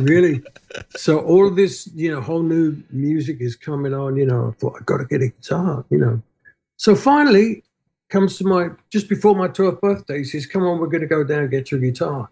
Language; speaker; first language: English; native; English